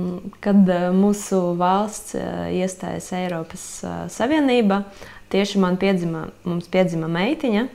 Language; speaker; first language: Latvian; non-native, local second language; Russian